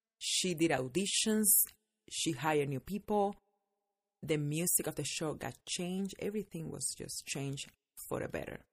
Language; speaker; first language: English; non-native, fluent; Spanish